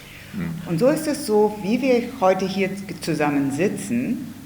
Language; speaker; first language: German; native; German